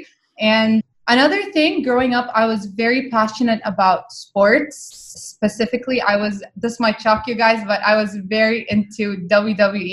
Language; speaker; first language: English; non-native, fluent; Arabic